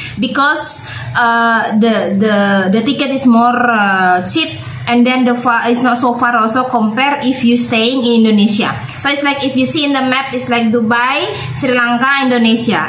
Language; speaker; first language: English; non-native, learner; Indonesian